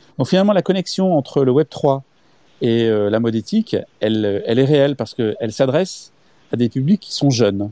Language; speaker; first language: French; native; French